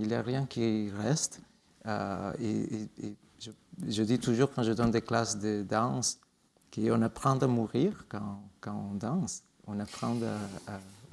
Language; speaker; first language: French; non-native, fluent; Spanish